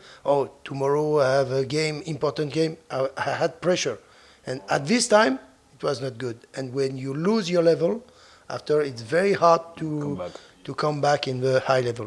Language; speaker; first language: English; non-native, fluent; French